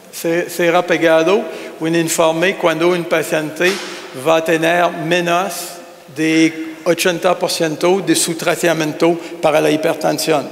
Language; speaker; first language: Spanish; non-native, learner; French